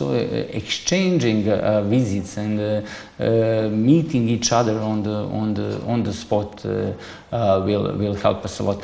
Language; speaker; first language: English; non-native, fluent; Serbian